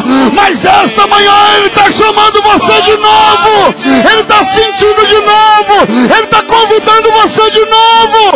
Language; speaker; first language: Portuguese; native; Portuguese